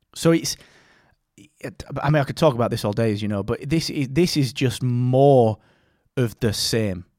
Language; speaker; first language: English; native; English